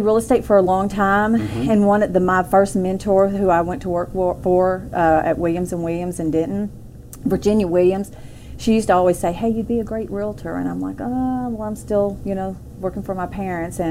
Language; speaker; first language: English; native; English